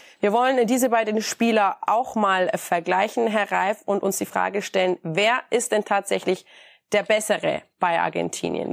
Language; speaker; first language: German; native; German